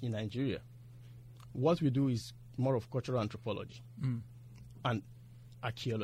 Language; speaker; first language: English; non-native, local second language; Yoruba